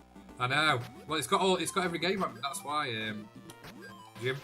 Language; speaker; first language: English; native; English